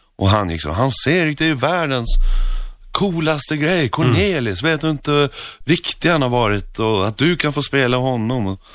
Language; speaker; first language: Swedish; non-native, fluent; Norwegian